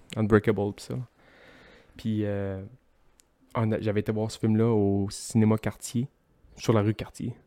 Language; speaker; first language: French; native; French